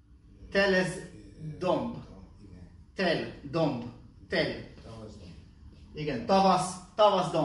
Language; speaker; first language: Hungarian; non-native, learner; Hebrew